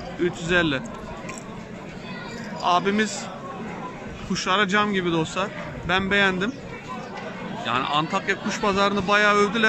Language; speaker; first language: Turkish; native; Turkish